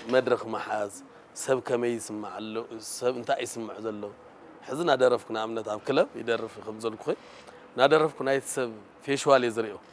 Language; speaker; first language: Tigrinya; native; Tigrinya